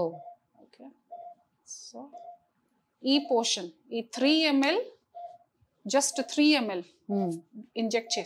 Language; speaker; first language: Telugu; non-native, fluent; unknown